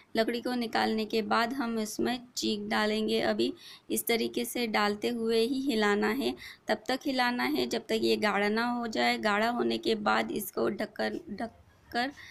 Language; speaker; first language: Hindi; non-native, local second language; Marathi